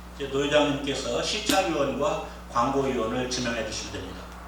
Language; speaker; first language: Korean; native; Korean